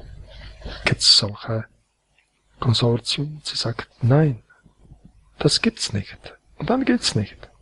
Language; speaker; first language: German; non-native, fluent; Croatian